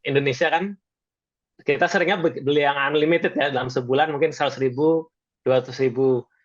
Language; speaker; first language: Indonesian; native; Indonesian